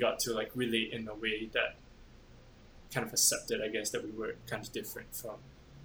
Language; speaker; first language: English; native; English